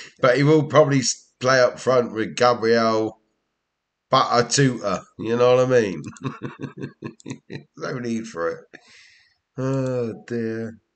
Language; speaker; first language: English; native; English